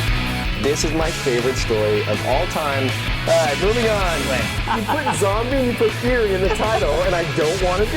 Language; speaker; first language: English; native; English